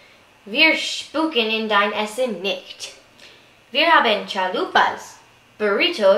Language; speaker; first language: German; non-native, learner; English